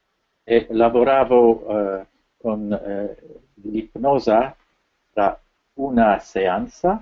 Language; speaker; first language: Italian; non-native, fluent; French